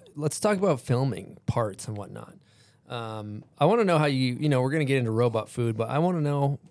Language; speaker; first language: English; native; English